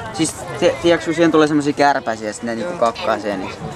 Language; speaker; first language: Finnish; native; Finnish